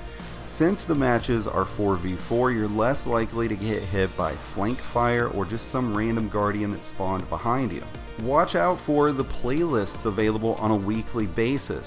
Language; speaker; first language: English; native; English